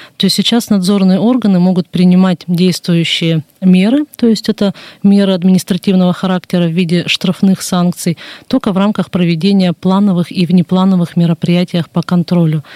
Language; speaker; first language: Russian; native; Russian